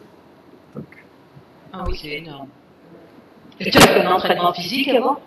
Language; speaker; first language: French; native; French